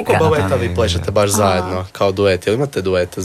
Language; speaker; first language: Serbian; native; Serbian